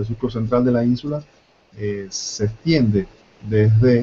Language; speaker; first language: Spanish; native; Spanish